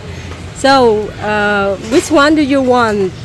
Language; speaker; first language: English; non-native, learner; Vietnamese